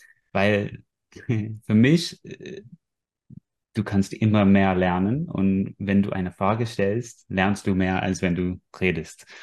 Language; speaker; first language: German; non-native, fluent; English